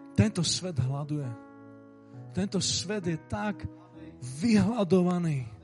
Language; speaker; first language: Slovak; native; Slovak